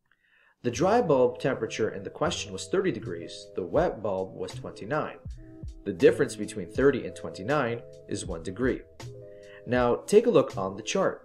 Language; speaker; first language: English; native; English